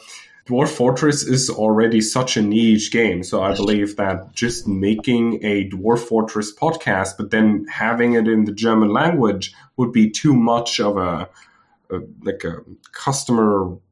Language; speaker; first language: English; non-native, fluent; German